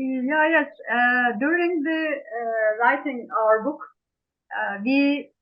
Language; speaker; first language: English; non-native, fluent; Turkish